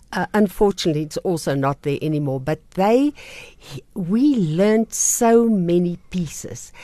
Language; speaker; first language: English; non-native, local second language; Afrikaans